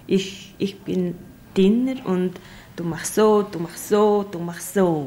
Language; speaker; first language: German; non-native, learner; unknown